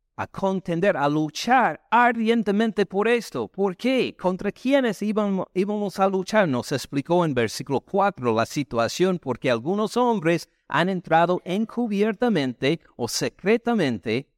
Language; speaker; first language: Spanish; non-native, fluent; English